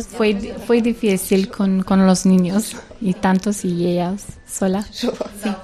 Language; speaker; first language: Spanish; non-native, learner; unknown